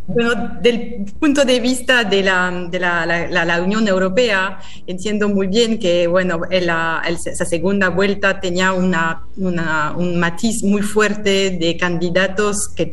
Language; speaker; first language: Spanish; non-native, fluent; French